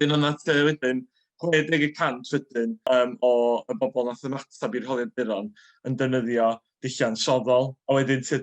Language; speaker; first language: Welsh; native; Welsh